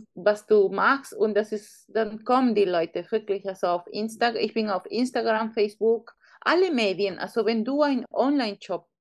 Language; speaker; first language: German; non-native, fluent; Spanish